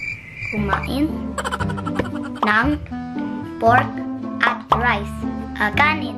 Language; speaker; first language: Filipino; early bilingual, heritage; Filipino